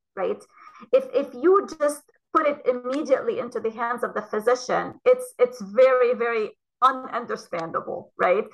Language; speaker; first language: English; non-native, fluent; Arabic